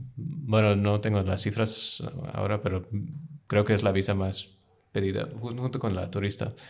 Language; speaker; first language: Spanish; non-native, fluent; English